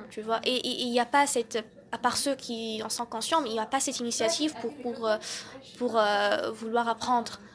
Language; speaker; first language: French; non-native, local second language; Arabic